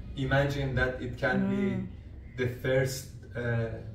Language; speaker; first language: English; non-native, fluent; Persian